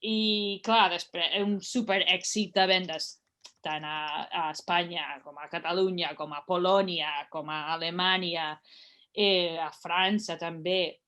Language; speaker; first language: Catalan; non-native, fluent; English